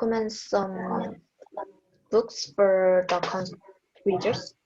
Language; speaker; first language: English; non-native, learner; Korean